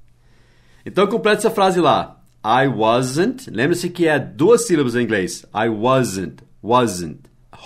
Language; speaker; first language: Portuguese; non-native, fluent; English